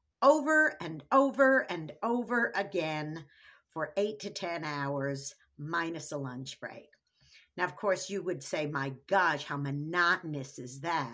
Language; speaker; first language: English; native; English